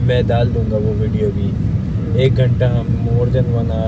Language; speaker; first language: Hindi; native; Hindi